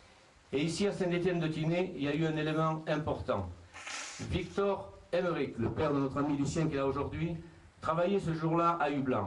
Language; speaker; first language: French; native; French